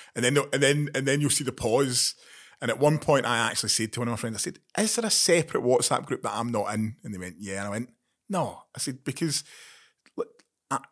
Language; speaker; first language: English; native; English